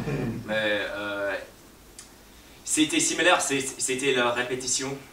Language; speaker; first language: French; non-native, fluent; English